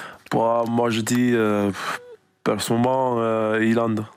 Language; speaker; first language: French; non-native, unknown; English